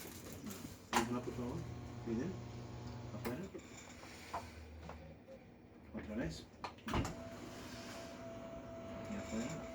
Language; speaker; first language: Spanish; early bilingual, heritage; Spanish